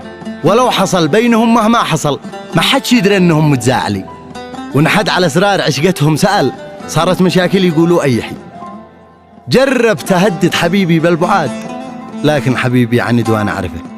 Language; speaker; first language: Arabic; native; Arabic